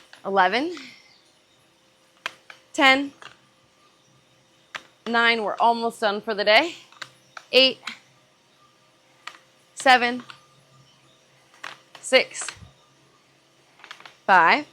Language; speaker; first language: English; native; English